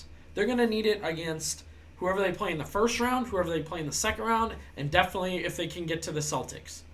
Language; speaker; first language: English; native; English